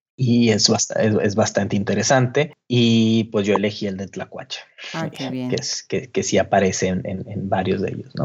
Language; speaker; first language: Spanish; native; Spanish